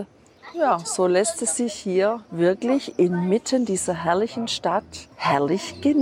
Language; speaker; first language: German; native; German